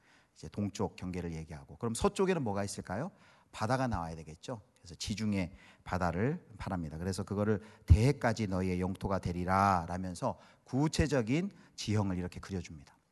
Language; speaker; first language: Korean; native; Korean